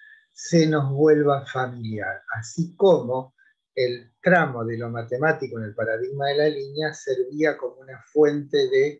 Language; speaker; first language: Spanish; native; Spanish